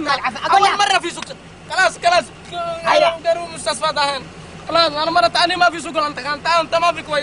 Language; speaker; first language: Arabic; non-native, learner; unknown